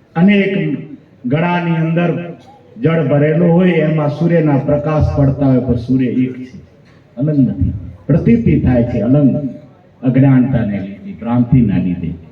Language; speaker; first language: Gujarati; non-native, local second language; Kachhi